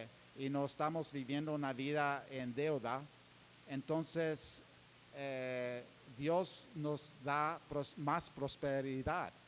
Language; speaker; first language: Spanish; non-native, fluent; English